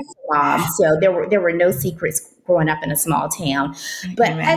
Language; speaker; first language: English; native; English